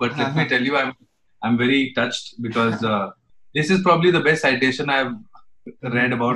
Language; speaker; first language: English; non-native, local second language; Hindi